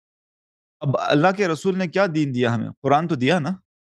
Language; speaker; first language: Hindi; early bilingual, heritage; Urdu